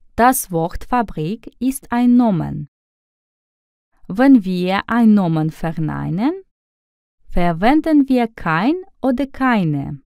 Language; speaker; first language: German; non-native, fluent; Russian